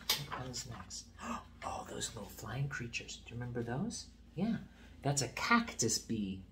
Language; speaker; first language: English; native; English